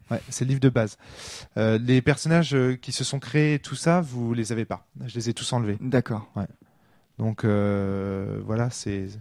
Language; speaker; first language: French; native; French